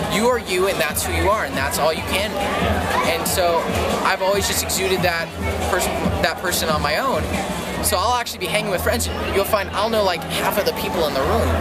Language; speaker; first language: English; native; English